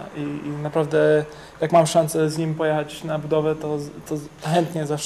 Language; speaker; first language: Polish; early bilingual, heritage; English